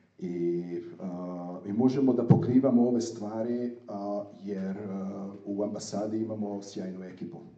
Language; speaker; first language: Serbian; non-native, fluent; Hungarian